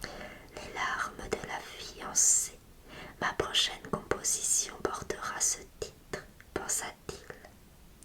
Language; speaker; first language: French; native; French